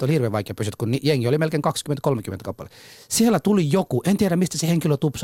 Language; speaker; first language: Finnish; early bilingual, other home language; Somali